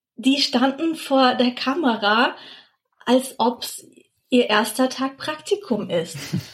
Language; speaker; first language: German; early bilingual, other home language; Russian